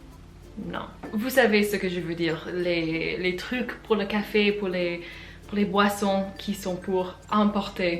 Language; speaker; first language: French; non-native, fluent; English